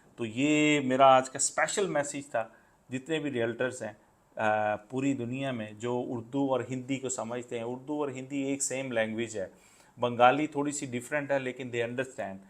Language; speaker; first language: Urdu; non-native, local second language; Punjabi